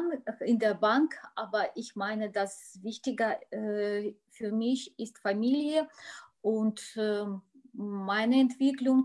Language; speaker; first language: German; non-native, learner; Russian